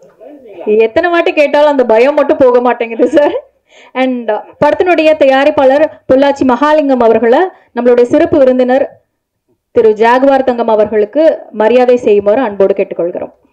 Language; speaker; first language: Tamil; native; Tamil